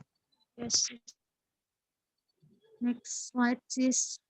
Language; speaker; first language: English; non-native, learner; Indonesian